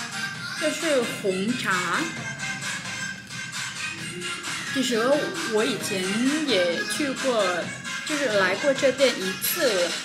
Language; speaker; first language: Chinese; non-native, fluent; Vietnamese